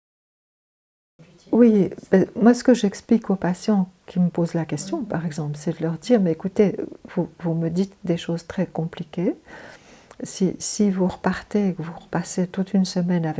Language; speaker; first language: French; native; French